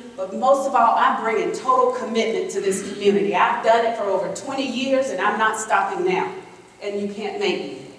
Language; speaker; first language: English; native; English